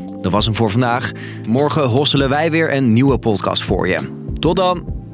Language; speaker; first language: Dutch; native; Dutch